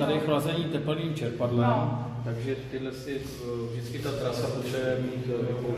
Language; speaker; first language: Czech; native; Czech